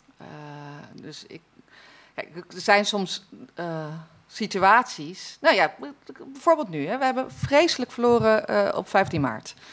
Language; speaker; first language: Dutch; native; Dutch